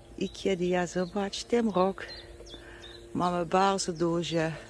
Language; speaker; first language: Polish; non-native, learner; Dutch